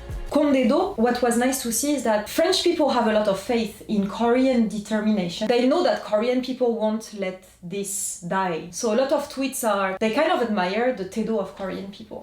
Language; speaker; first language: English; non-native, fluent; French